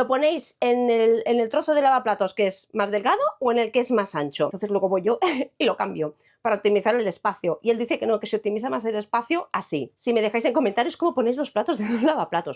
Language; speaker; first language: Spanish; native; Spanish